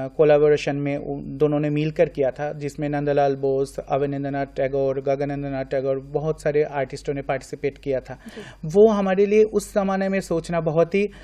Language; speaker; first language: Hindi; non-native, local second language; Bangla